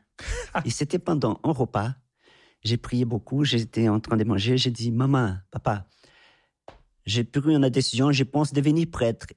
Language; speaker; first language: French; non-native, fluent; Portuguese